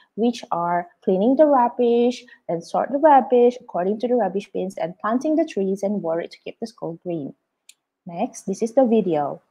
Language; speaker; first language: English; non-native, fluent; Indonesian